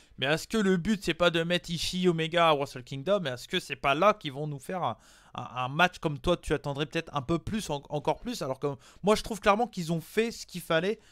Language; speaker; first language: French; native; French